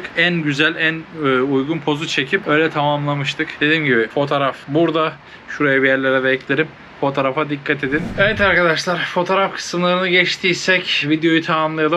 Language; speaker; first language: Turkish; native; Turkish